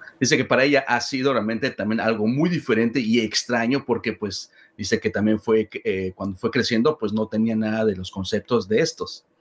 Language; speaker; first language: Spanish; native; Spanish